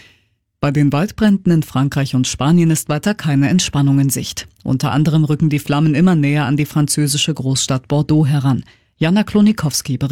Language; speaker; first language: German; native; German